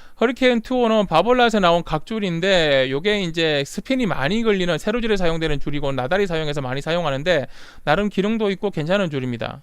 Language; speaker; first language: Korean; native; Korean